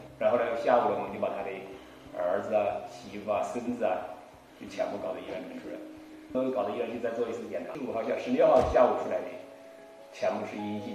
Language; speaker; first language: Chinese; native; Chinese